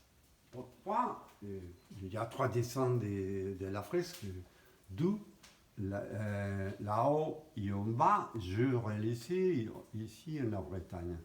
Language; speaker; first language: French; non-native, fluent; Spanish